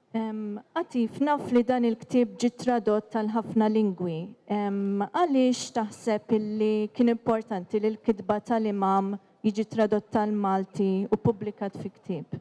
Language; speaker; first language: Maltese; native; Maltese